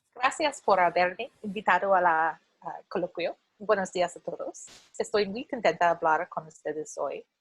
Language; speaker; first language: Spanish; non-native, learner; English